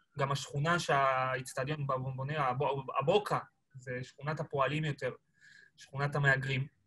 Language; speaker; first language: Hebrew; early bilingual, other home language; Spanish